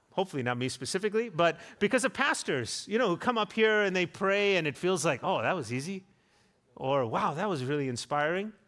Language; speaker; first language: English; native; English